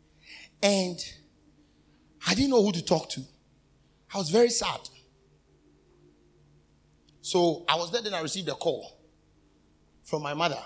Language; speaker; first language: English; non-native, local second language; Akan